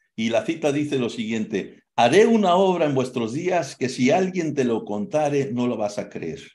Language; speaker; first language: Spanish; native; Spanish